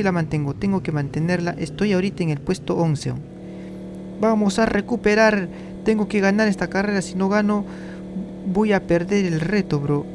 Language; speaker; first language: Spanish; native; Spanish